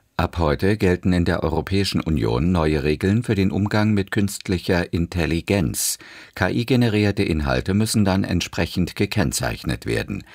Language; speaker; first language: German; native; German